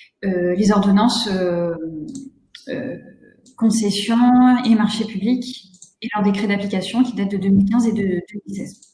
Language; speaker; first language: French; native; French